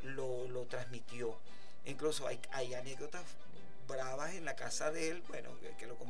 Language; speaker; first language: Spanish; native; Spanish